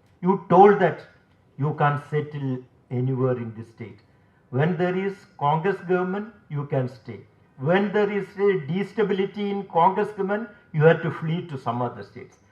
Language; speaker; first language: English; non-native, local second language; Malayalam